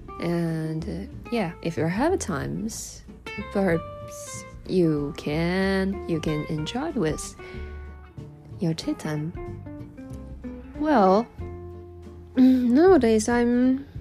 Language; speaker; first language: English; non-native, learner; Japanese